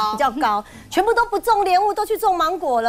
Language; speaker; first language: Chinese; native; Chinese